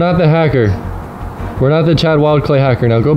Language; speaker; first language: English; native; English